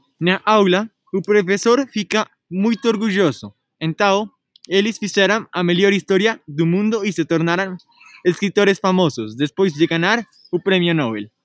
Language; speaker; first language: Portuguese; non-native, learner; Spanish